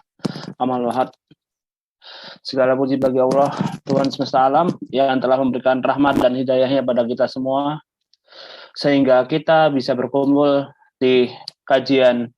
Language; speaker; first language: Indonesian; native; Indonesian